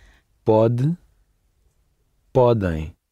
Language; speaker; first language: Portuguese; non-native, learner; English